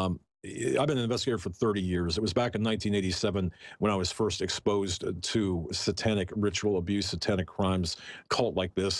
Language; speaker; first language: English; native; English